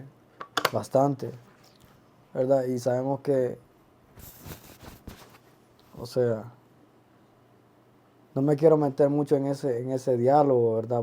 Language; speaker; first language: Spanish; early bilingual, other home language; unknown